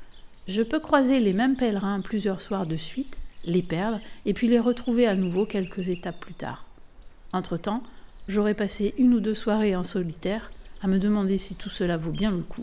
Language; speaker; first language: French; native; French